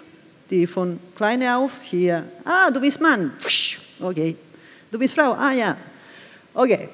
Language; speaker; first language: German; non-native, fluent; Spanish